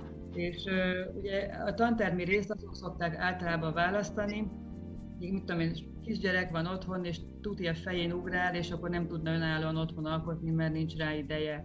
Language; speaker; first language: Hungarian; native; Hungarian